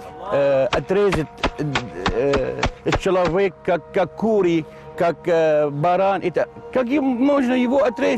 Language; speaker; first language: Russian; non-native, learner; Arabic